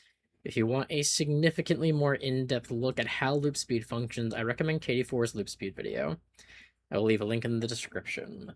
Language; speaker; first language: English; native; English